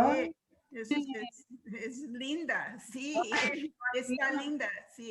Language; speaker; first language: Spanish; non-native, learner; English